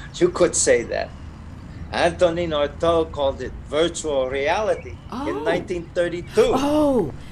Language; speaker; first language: English; non-native, fluent; Russian